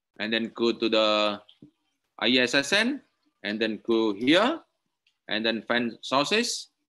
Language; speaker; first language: English; non-native, learner; Indonesian